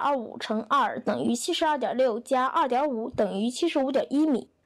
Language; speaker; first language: Chinese; native; Chinese